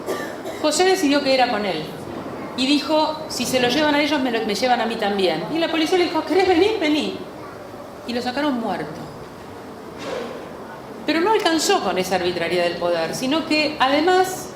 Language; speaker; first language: Spanish; native; Spanish